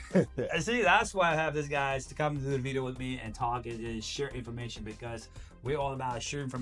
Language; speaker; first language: English; non-native, fluent; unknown